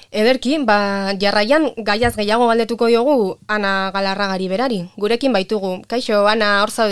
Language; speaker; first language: Basque; native; Basque